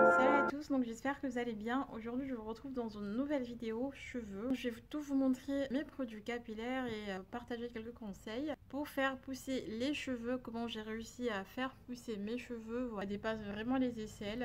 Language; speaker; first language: French; native; French